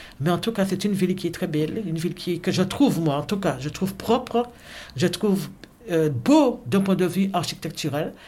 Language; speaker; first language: French; native; French